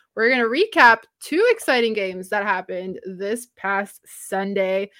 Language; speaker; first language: English; non-native, fluent; Romanian